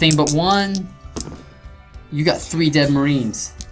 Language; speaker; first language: English; native; English